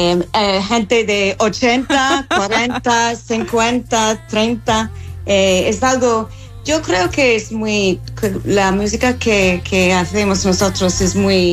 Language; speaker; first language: Spanish; non-native, fluent; English